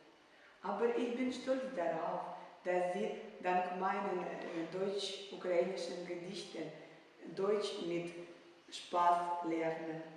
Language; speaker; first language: German; non-native, fluent; Ukrainian